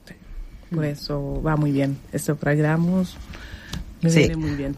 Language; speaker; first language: Spanish; non-native, learner; Arabic